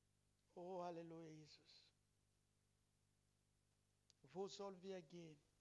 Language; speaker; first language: German; non-native, learner; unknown